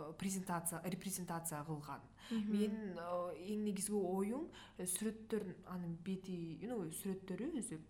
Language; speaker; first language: Kyrgyz; non-native, local second language; Russian